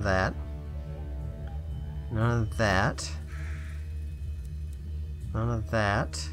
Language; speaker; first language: English; native; English